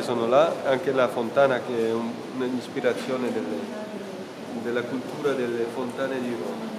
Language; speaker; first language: Italian; non-native, fluent; French